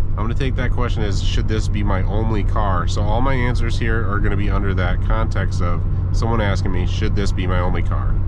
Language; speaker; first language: English; native; English